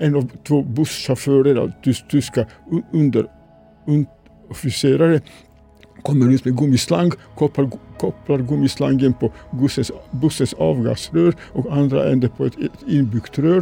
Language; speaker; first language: Swedish; non-native, fluent; Serbian